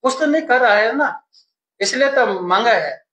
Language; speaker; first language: Hindi; non-native, local second language; Bangla